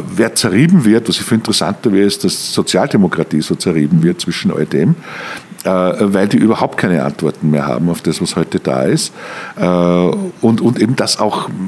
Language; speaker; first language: German; native; German